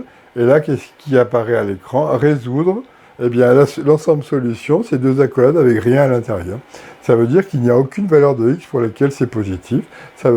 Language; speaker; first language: French; native; French